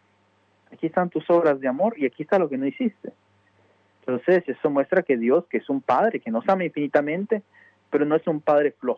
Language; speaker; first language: Spanish; native; Spanish